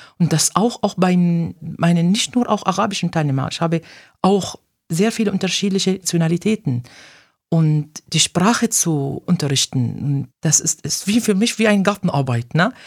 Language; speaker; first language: German; non-native, fluent; Arabic